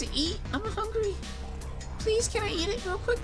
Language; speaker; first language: English; native; English